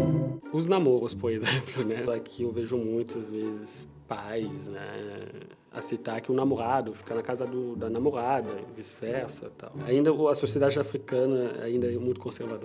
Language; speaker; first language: Portuguese; non-native, fluent; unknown